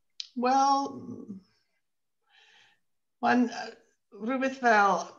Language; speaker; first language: Welsh; non-native, learner; English